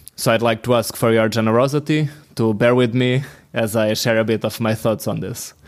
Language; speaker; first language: English; non-native, fluent; Portuguese